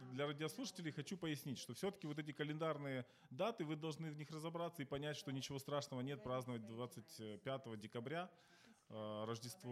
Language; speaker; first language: Russian; native; Russian